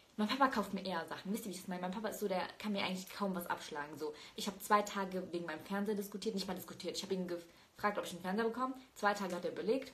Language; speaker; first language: German; early bilingual, other home language; Turkish